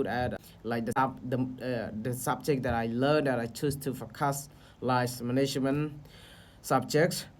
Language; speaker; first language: English; non-native, learner; Khmer